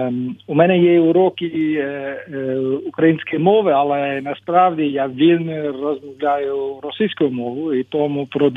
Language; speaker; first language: Ukrainian; non-native, learner; Dutch